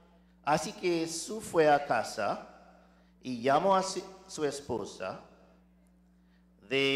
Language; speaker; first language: Spanish; non-native, learner; English